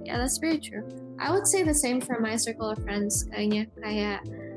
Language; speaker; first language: English; early bilingual, other home language; Indonesian